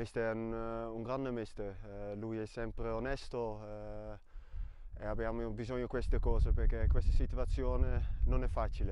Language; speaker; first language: Italian; non-native, fluent; Dutch